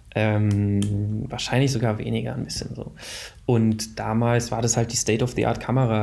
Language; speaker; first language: German; native; German